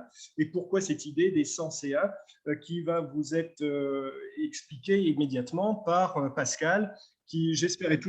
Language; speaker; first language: French; native; French